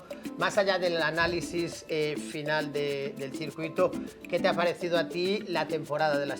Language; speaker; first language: Spanish; native; Spanish